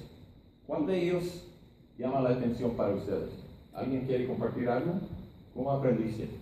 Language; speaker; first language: Spanish; non-native, fluent; English